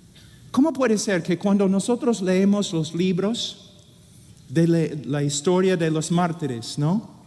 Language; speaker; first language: Spanish; non-native, fluent; English